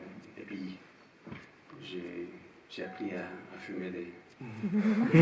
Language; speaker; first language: French; non-native, fluent; English